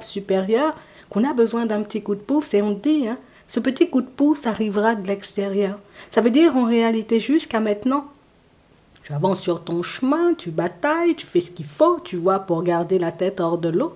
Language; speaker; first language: French; native; French